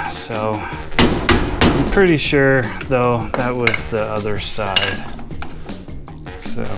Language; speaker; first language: English; native; English